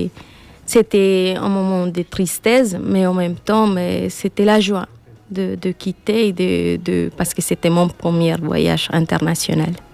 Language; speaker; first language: French; non-native, learner; Spanish